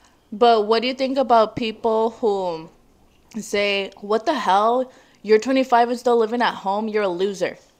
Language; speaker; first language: English; early bilingual, other home language; Spanish